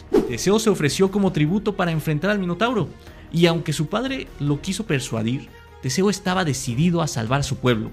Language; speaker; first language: Spanish; native; Spanish